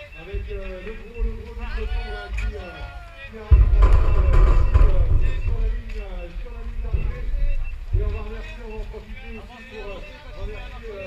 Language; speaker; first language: French; native; French